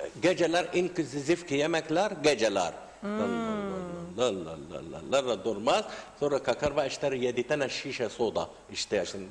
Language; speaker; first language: Turkish; non-native, learner; Arabic